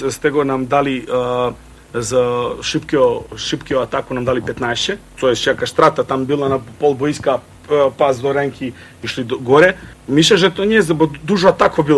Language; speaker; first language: Polish; non-native, fluent; Croatian